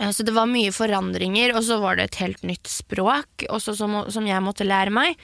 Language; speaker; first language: Norwegian; early bilingual, other home language; French